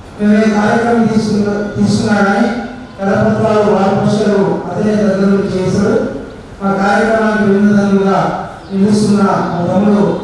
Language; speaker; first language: Telugu; non-native, local second language; Lambadi